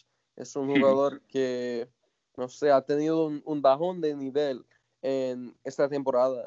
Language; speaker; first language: Spanish; non-native, fluent; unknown